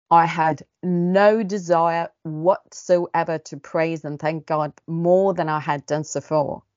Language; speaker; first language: English; early bilingual, other home language; Estonian